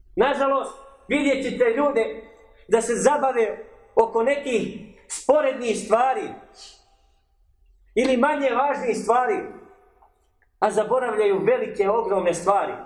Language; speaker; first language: Bosnian; native; Bosnian